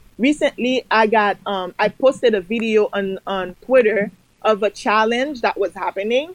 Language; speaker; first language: English; early bilingual, other home language; Haitian Creole